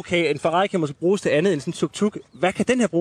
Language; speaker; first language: Danish; native; Danish